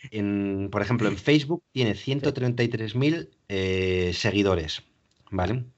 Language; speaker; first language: Spanish; native; Spanish